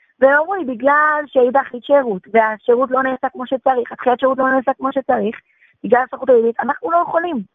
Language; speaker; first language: Hebrew; native; Hebrew